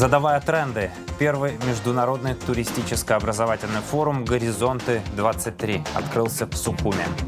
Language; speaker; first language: Russian; native; Russian